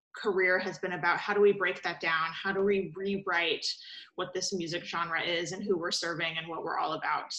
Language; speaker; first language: English; native; English